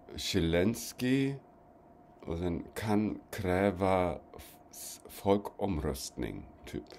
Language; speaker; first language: Swedish; non-native, fluent; German